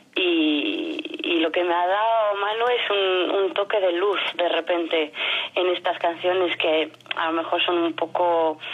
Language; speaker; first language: Spanish; non-native, fluent; French